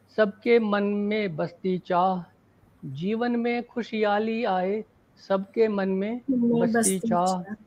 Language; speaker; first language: Hindi; native; Hindi